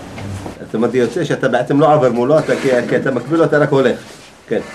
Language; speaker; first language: Hebrew; native; Hebrew